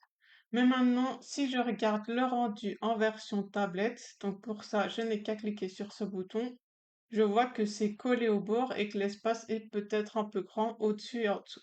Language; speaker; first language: French; native; French